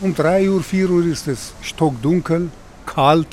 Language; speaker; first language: German; non-native, fluent; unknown